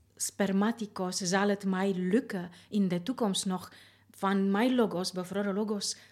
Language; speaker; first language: Dutch; non-native, fluent; Romanian